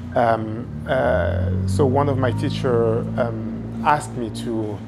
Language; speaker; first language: English; non-native, fluent; French